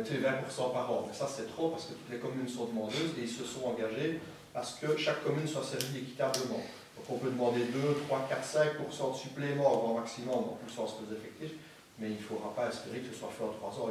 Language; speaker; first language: French; native; French